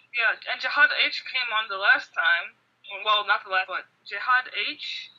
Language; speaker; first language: English; native; English